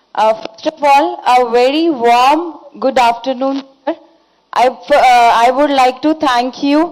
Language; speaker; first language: English; non-native, local second language; Punjabi